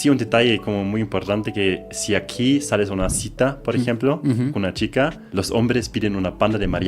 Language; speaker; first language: Spanish; non-native, fluent; German